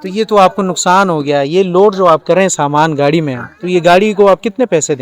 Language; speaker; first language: Urdu; native; Urdu